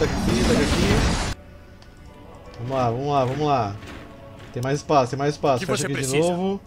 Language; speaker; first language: Portuguese; native; Portuguese